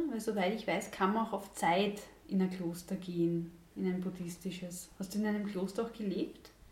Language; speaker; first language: German; native; German